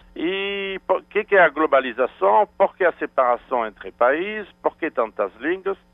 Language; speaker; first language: Portuguese; non-native, fluent; French